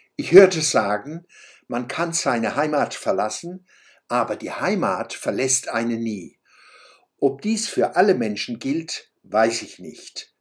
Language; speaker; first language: German; native; German